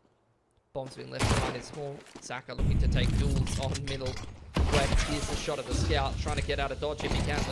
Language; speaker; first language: English; native; English